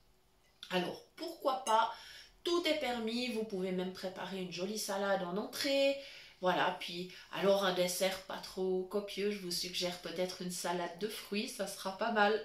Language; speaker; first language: French; native; French